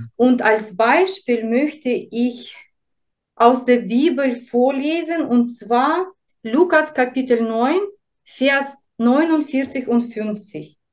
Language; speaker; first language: German; non-native, fluent; Russian